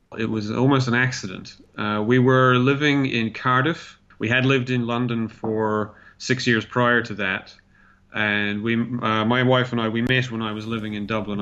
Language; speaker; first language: English; native; English